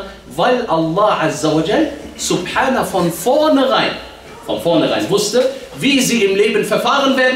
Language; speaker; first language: German; early bilingual, other home language; Arabic